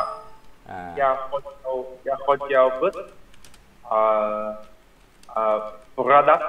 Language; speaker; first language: Russian; non-native, learner; Vietnamese